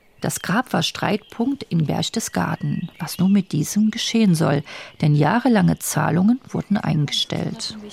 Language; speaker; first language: German; native; German